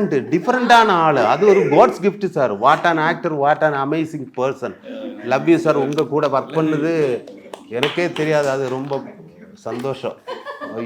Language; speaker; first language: Tamil; non-native, learner; Malayalam